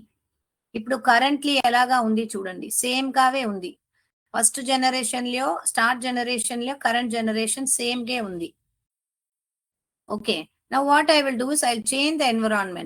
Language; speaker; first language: Telugu; non-native, learner; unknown